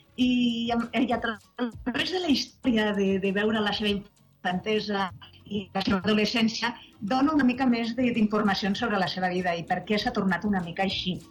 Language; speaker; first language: Catalan; native; Catalan